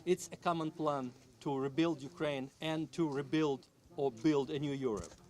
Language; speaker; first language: English; non-native, fluent; Ukrainian